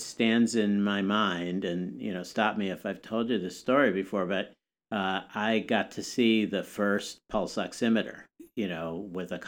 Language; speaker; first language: English; native; English